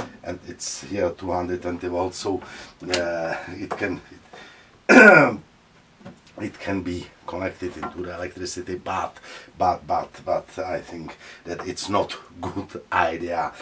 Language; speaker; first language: English; non-native, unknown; Czech